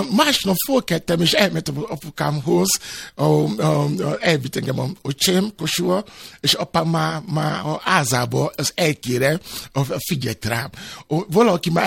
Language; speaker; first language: Hungarian; non-native, fluent; Yoruba